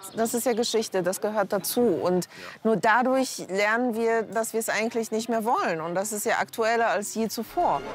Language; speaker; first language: German; early bilingual, other home language; Polish